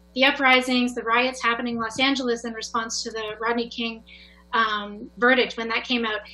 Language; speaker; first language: English; native; English